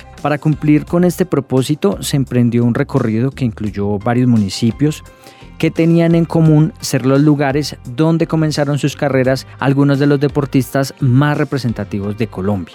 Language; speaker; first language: Spanish; native; Spanish